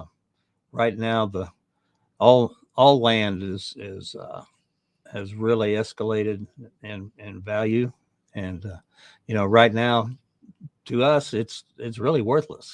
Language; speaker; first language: English; native; English